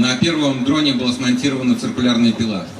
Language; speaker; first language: Russian; native; Russian